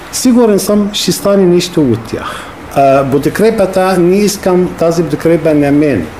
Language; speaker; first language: Bulgarian; non-native, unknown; Arabic